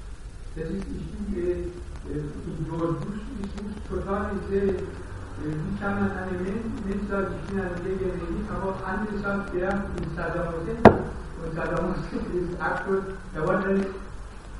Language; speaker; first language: German; non-native, learner; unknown